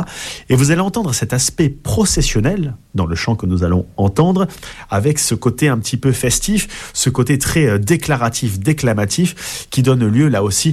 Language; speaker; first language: French; native; French